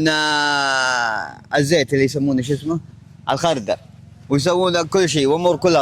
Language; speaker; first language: Arabic; native; Arabic